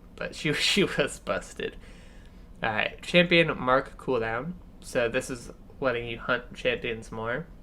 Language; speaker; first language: English; native; English